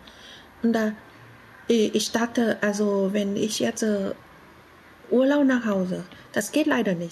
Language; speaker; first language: German; non-native, learner; Vietnamese